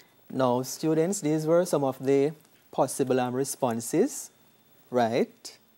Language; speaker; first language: English; native; English